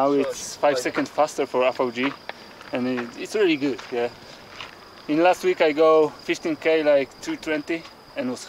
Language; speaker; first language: English; non-native, learner; Polish